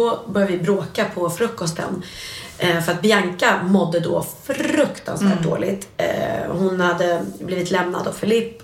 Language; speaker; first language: Swedish; native; Swedish